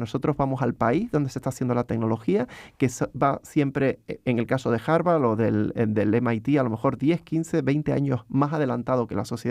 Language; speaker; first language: Spanish; native; Spanish